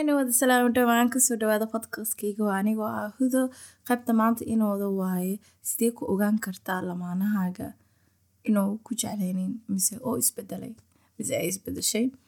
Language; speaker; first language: Somali; early bilingual, heritage; Somali